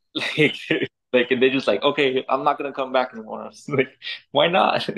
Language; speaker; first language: English; native; English